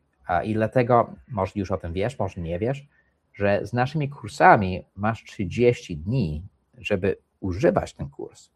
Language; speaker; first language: Polish; early bilingual, heritage; English